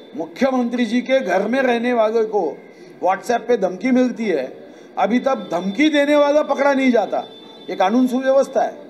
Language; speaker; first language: Hindi; non-native, local second language; Marathi